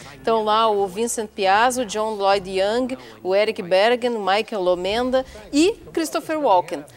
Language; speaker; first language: Portuguese; native; Portuguese